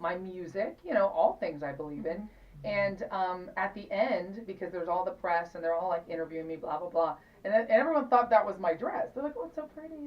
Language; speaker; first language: English; native; English